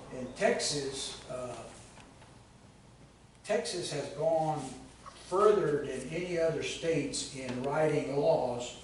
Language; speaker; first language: English; native; English